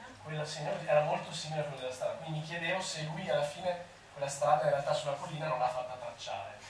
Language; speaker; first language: Italian; native; Italian